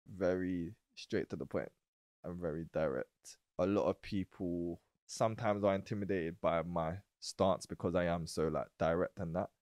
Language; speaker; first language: English; native; English